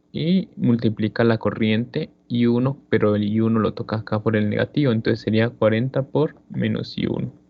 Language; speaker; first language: Spanish; native; Spanish